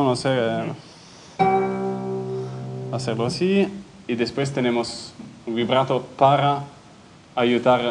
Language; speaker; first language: Spanish; non-native, fluent; Italian